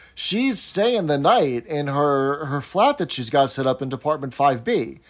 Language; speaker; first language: English; native; English